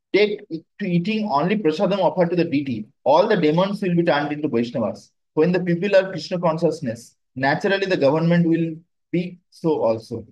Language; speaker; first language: English; non-native, local second language; Bangla